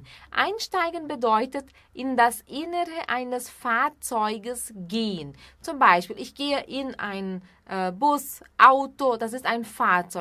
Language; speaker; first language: German; non-native, fluent; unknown